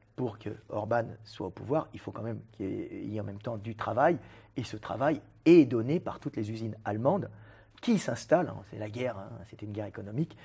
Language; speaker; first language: French; native; French